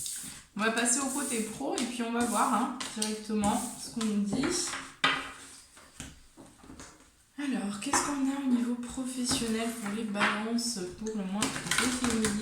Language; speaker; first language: French; native; French